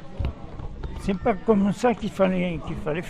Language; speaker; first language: French; native; French